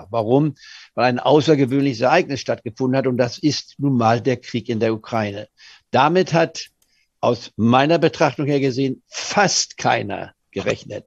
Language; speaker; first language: German; native; German